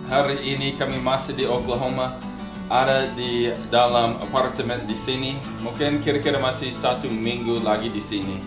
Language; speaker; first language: Indonesian; non-native, fluent; English